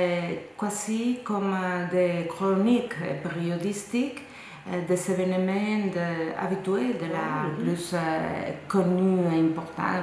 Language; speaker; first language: French; non-native, fluent; Spanish